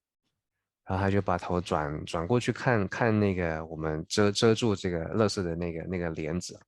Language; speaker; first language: Chinese; native; Chinese